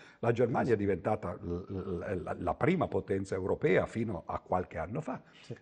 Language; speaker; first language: Italian; native; Italian